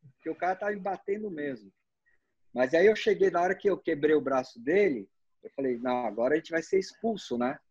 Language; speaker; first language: Portuguese; native; Portuguese